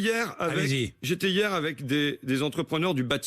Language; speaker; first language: French; native; French